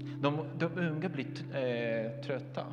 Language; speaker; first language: Swedish; non-native, fluent; Portuguese